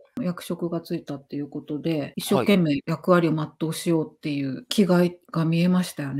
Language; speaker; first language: Japanese; native; Japanese